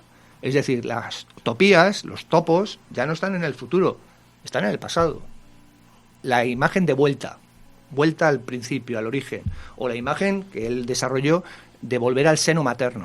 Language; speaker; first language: Spanish; native; Spanish